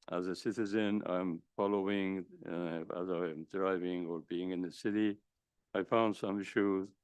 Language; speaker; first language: English; non-native, fluent; Persian